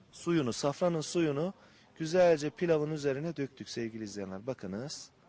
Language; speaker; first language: Turkish; native; Turkish